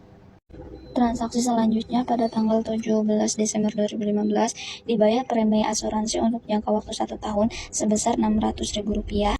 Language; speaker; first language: Indonesian; native; Indonesian